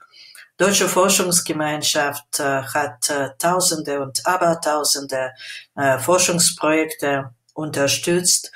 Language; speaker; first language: German; non-native, fluent; Russian